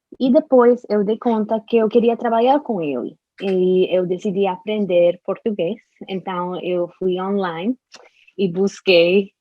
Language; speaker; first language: Portuguese; non-native, fluent; English